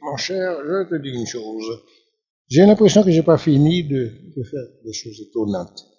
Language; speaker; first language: French; non-native, local second language; Haitian Creole